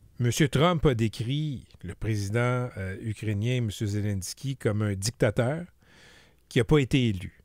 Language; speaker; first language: French; native; French